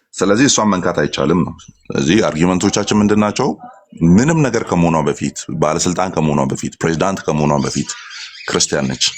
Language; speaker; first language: Amharic; non-native, local second language; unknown